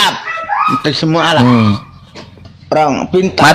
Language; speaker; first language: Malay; non-native, local second language; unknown